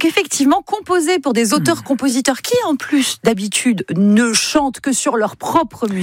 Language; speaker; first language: French; native; French